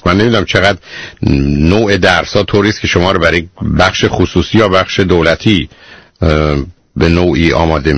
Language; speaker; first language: Persian; native; Persian